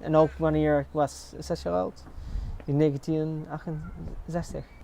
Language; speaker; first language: Dutch; early bilingual, heritage; English